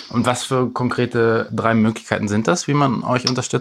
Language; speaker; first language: German; native; German